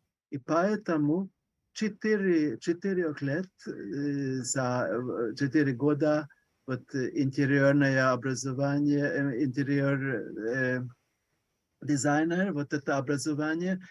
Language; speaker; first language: Russian; non-native, learner; Hungarian